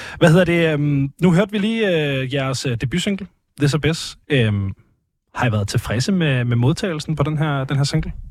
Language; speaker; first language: Danish; native; Danish